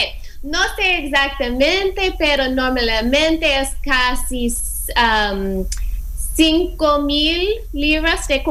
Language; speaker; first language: Spanish; non-native, fluent; English